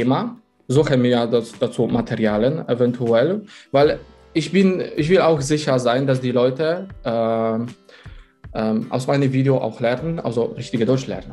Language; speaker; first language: German; non-native, fluent; Polish